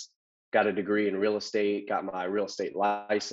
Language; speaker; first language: English; native; English